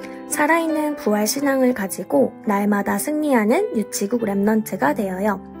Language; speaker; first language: Korean; native; Korean